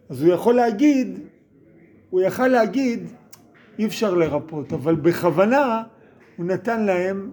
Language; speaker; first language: Hebrew; non-native, fluent; English